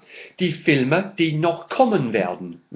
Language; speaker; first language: German; non-native, fluent; English